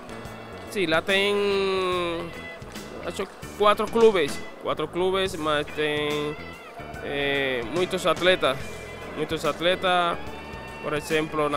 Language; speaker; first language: Portuguese; non-native, fluent; Spanish